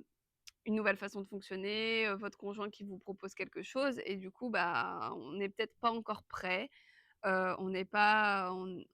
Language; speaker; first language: French; native; French